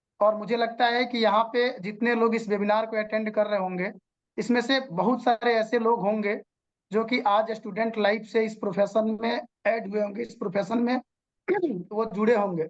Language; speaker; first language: Hindi; non-native, local second language; Bhojpuri